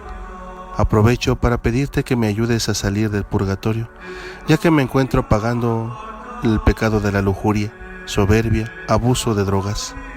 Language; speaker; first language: Spanish; native; Spanish